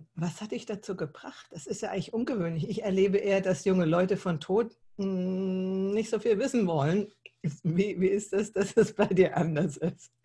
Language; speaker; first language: German; native; German